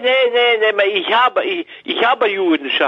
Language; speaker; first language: German; non-native, learner; French